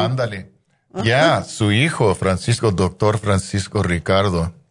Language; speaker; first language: Spanish; non-native, fluent; English